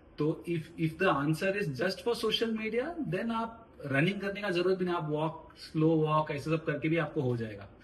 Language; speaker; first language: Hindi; non-native, local second language; Marathi